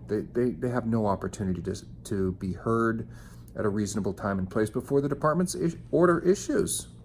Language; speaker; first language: English; native; English